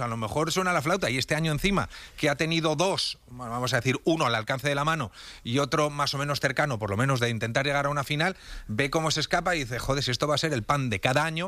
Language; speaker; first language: Spanish; native; Spanish